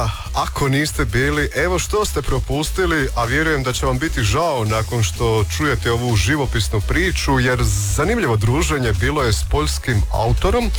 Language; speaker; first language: Serbian; native; Serbian